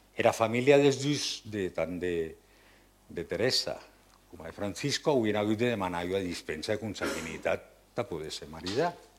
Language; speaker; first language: Catalan; non-native, local second language; Occitan